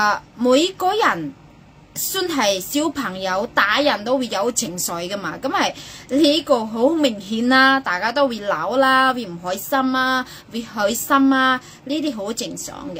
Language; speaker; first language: Cantonese; non-native, fluent; Indonesian